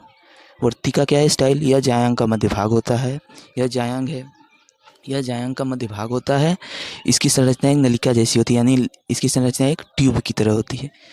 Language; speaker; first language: Hindi; native; Hindi